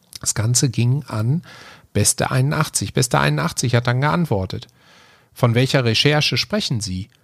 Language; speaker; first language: German; native; German